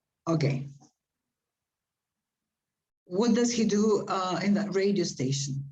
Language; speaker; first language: English; non-native, fluent; Spanish